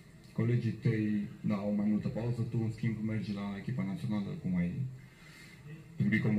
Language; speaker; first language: Romanian; native; Romanian